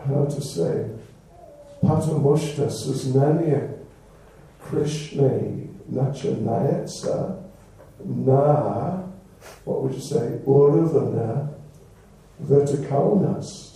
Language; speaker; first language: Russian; non-native, learner; English